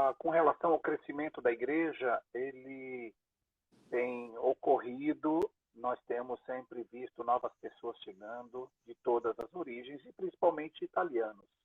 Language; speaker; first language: Portuguese; native; Portuguese